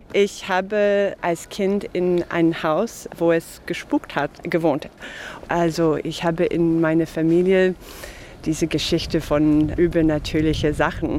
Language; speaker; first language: German; non-native, fluent; English